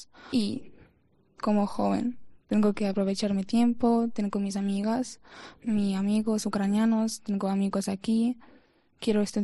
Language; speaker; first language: Spanish; non-native, learner; Ukrainian